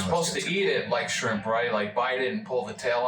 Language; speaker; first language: English; native; English